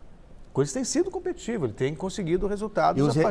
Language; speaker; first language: Portuguese; native; Portuguese